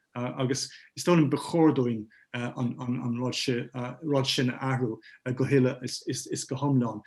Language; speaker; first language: Irish; non-native, local second language; English